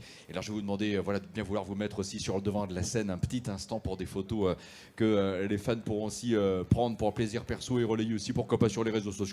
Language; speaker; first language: French; native; French